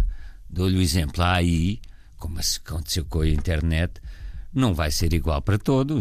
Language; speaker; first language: Portuguese; native; Portuguese